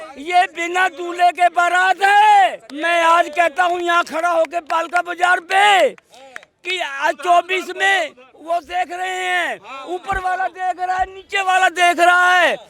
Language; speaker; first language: Hindi; native; Hindi